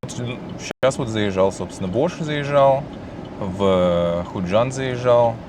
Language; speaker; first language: Russian; native; Russian